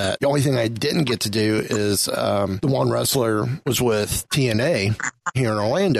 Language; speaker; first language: English; native; English